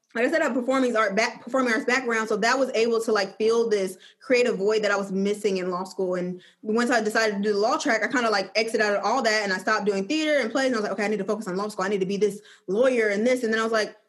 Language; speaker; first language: English; native; English